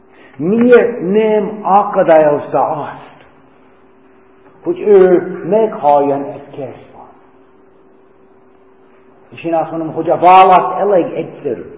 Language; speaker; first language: Hungarian; non-native, learner; English